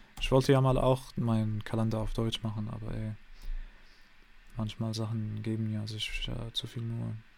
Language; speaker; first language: German; non-native, learner; English